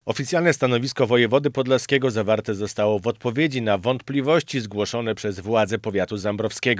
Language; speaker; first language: Polish; native; Polish